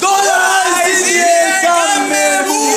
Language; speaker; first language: Arabic; native; Arabic